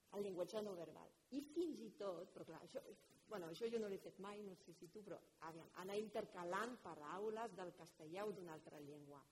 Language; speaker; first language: Catalan; non-native, fluent; French